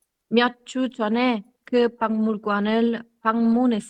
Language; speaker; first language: Korean; non-native, learner; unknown